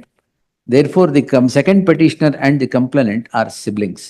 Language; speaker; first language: English; non-native, local second language; Kannada